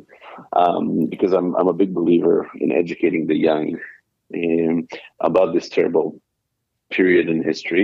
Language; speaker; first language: English; non-native, fluent; Hebrew